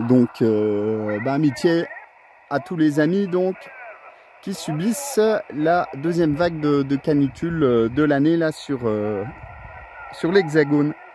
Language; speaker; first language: French; native; French